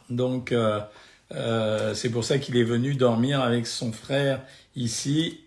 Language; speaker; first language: French; native; French